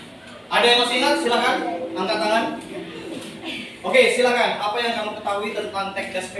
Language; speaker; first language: Indonesian; native; Indonesian